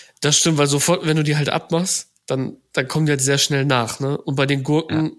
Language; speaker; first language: German; native; German